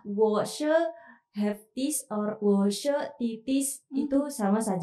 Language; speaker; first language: Indonesian; native; Indonesian